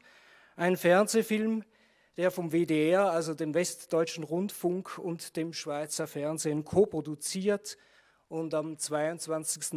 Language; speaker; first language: German; native; German